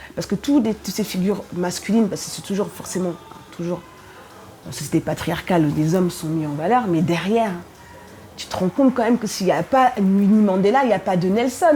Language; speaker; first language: French; early bilingual, other home language; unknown